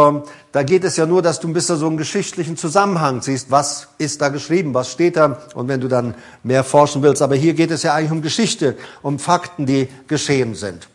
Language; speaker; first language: German; native; German